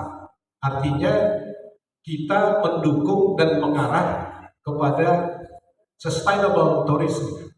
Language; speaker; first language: Indonesian; native; Indonesian